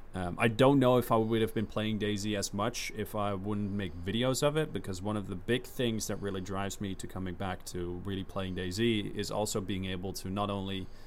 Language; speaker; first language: English; non-native, fluent; Dutch